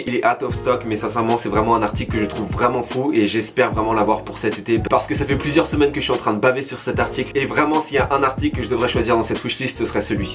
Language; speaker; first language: French; native; French